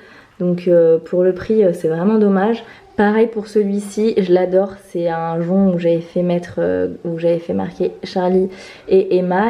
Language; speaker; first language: French; native; French